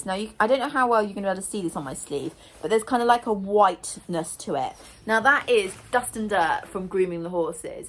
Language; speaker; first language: English; native; English